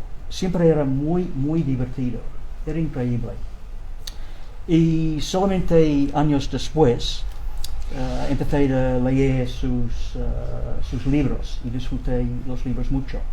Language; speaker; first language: Spanish; non-native, learner; English